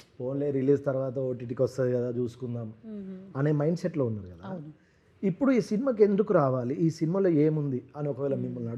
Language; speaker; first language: Telugu; native; Telugu